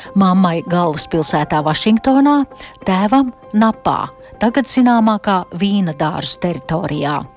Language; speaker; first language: Latvian; native; Latvian